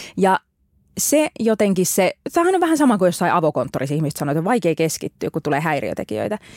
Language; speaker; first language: Finnish; native; Finnish